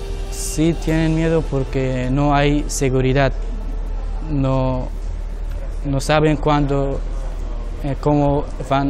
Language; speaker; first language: Spanish; non-native, learner; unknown